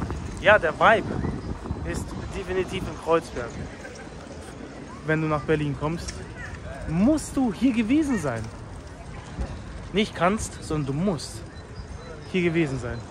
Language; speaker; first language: German; native; German